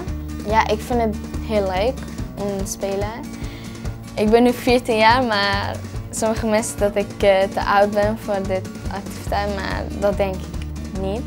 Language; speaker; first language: Dutch; early bilingual, other home language; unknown